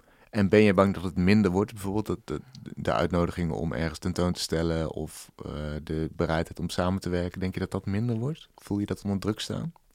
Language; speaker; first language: Dutch; native; Dutch